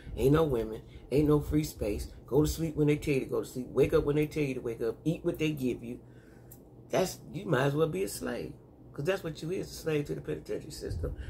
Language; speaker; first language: English; native; English